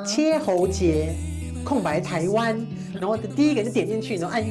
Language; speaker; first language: Chinese; native; Chinese